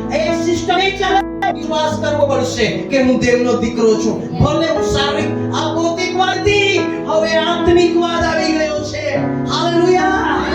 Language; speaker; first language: Gujarati; non-native, local second language; Gamit